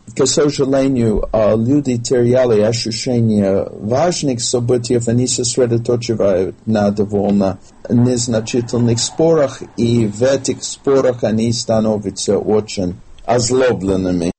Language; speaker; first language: Russian; non-native, fluent; English